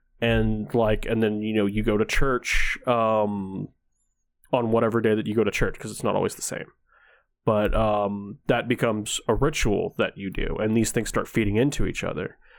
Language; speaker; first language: English; early bilingual, other home language; Danish